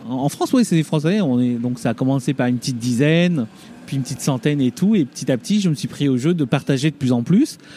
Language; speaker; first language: French; early bilingual, other home language; Vietnamese